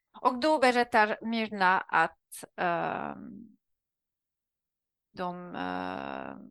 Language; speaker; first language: Swedish; non-native, learner; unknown